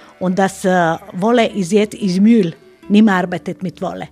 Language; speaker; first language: German; non-native, learner; Croatian